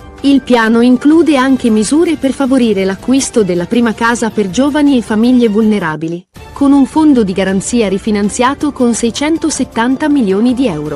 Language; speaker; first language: Italian; native; Italian